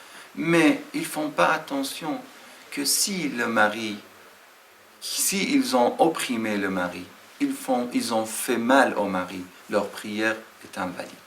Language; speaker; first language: French; non-native, fluent; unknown